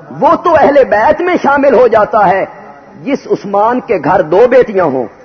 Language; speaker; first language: Urdu; non-native, local second language; Punjabi